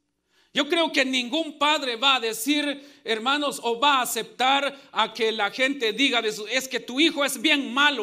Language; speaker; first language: Spanish; native; Spanish